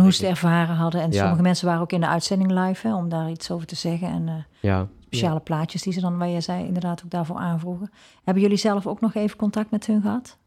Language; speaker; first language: Dutch; native; Dutch